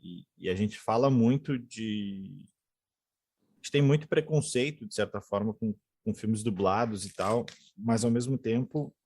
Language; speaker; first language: Portuguese; native; Portuguese